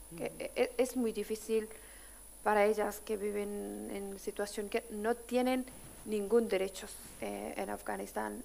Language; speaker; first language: Spanish; non-native, fluent; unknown